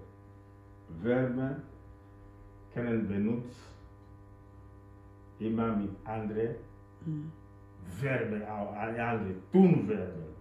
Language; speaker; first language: German; non-native, fluent; French